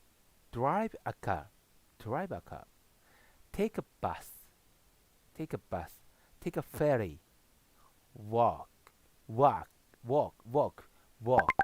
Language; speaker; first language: English; non-native, learner; Japanese